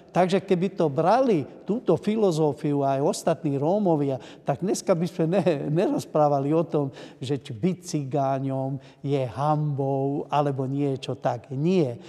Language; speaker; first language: Slovak; non-native, local second language; Hungarian